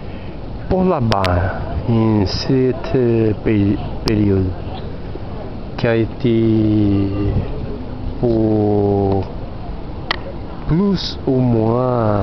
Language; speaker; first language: French; non-native, learner; Portuguese